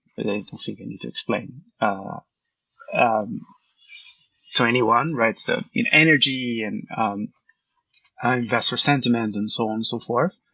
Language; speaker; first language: English; non-native, fluent; Portuguese